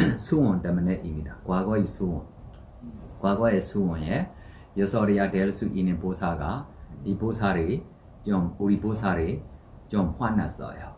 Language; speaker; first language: Korean; non-native, learner; Burmese